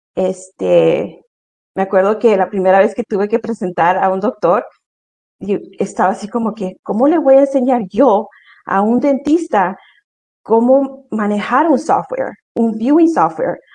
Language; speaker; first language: Spanish; early bilingual, heritage; Spanish